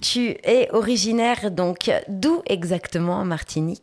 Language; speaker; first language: French; native; French